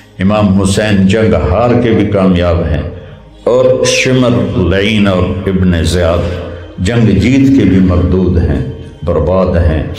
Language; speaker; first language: Urdu; non-native, local second language; Punjabi